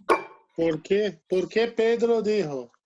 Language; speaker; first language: Spanish; non-native, fluent; Portuguese